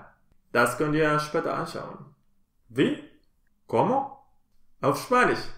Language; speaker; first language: German; non-native, fluent; Spanish